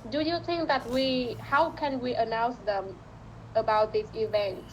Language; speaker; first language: English; non-native, learner; Vietnamese